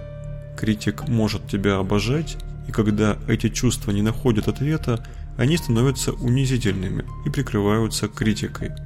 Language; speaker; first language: Russian; native; Russian